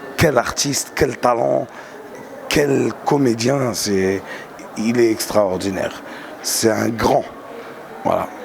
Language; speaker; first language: French; non-native, local second language; Arabic